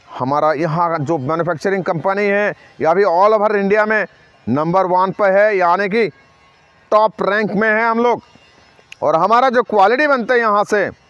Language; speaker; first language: Hindi; non-native, local second language; Bangla